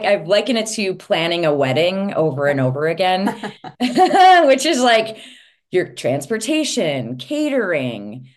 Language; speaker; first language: English; native; English